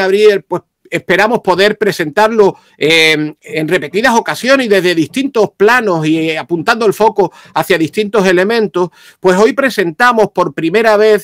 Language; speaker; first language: Spanish; native; Spanish